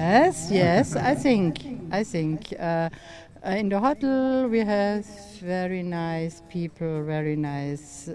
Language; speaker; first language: English; non-native, learner; German